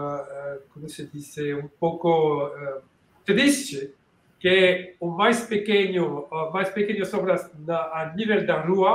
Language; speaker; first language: Portuguese; non-native, learner; French